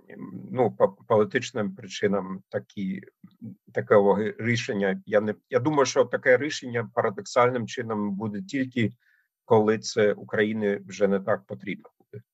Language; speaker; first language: Ukrainian; non-native, fluent; German